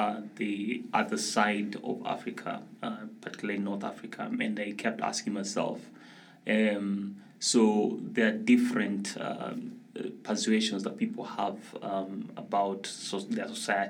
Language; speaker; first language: English; non-native, local second language; Luo (Kenya and Tanzania)